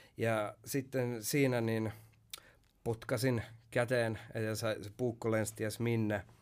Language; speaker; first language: Finnish; early bilingual, heritage; Finnish